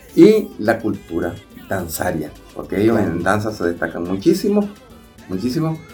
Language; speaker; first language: Spanish; native; Spanish